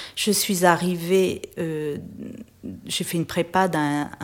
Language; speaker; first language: French; native; French